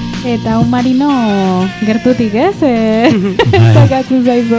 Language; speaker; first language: Basque; native; Basque